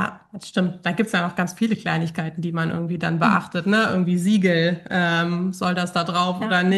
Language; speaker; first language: German; native; German